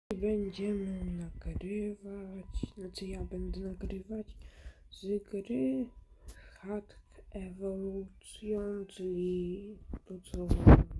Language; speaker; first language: Polish; early bilingual, other home language; Ukrainian